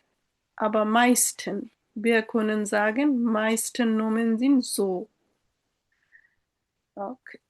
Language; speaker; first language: German; non-native, fluent; Bangla